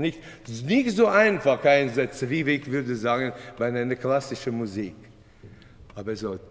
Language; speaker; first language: German; non-native, learner; Latvian